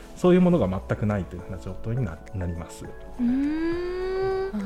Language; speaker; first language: Japanese; native; Japanese